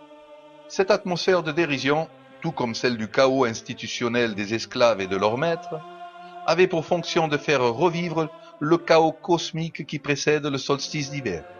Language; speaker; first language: French; native; French